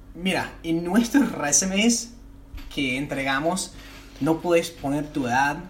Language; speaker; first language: Spanish; non-native, fluent; English